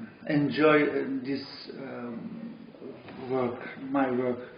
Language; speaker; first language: English; non-native, learner; Azerbaijani